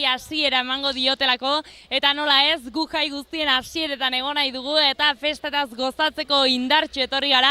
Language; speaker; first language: Basque; native; Basque